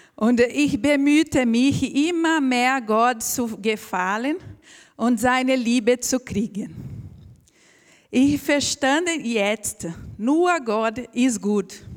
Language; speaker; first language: German; non-native, fluent; Portuguese